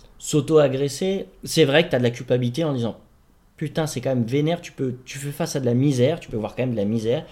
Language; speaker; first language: French; native; French